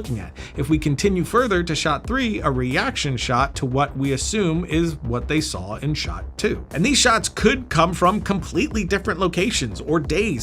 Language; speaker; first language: English; native; English